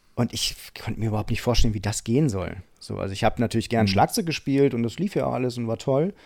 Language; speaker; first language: German; native; German